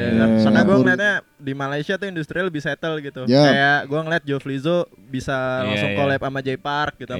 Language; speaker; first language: Indonesian; native; Indonesian